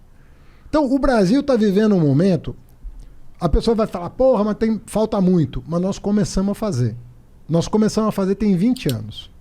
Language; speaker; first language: Portuguese; native; Portuguese